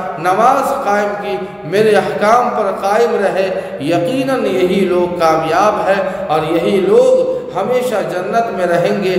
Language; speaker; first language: Urdu; native; Urdu